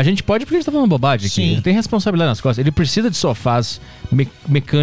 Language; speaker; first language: Portuguese; native; Portuguese